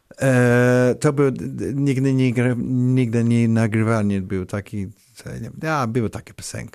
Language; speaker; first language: Polish; non-native, learner; English